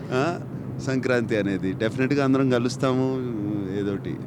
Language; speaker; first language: Telugu; native; Telugu